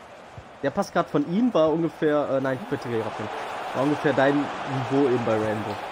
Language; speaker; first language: German; native; German